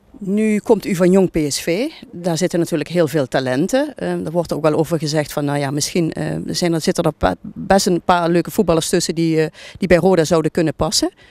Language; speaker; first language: Dutch; native; Dutch